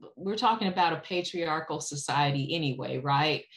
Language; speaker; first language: English; native; English